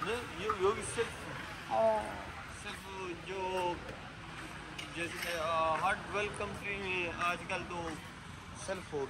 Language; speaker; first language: Korean; non-native, learner; Urdu